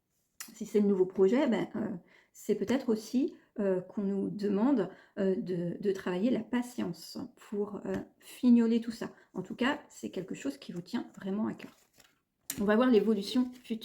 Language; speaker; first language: French; native; French